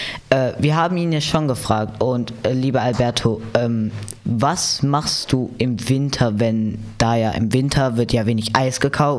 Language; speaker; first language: German; native; German